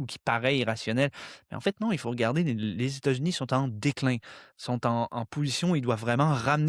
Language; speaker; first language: French; native; French